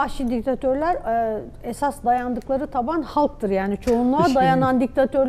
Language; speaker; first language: Turkish; native; Turkish